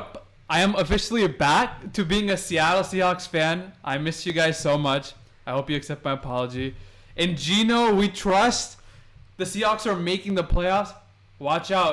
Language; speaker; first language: English; native; English